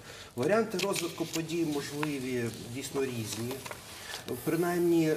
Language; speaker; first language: Ukrainian; native; Ukrainian